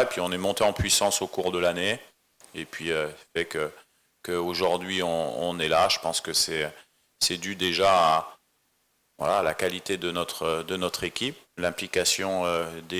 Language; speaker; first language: French; native; French